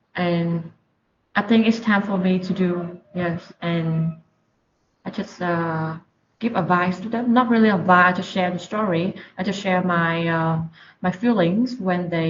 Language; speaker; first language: English; non-native, learner; Vietnamese